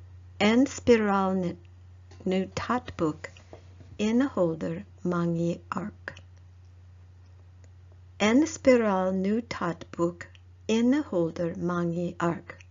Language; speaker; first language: Norwegian; non-native, learner; English